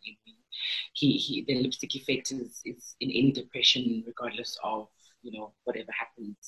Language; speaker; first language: English; non-native, local second language; Zulu